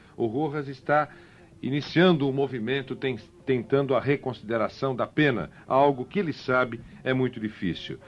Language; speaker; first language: Portuguese; native; Portuguese